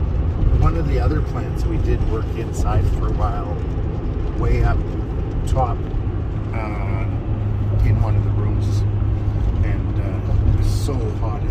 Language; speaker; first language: English; native; English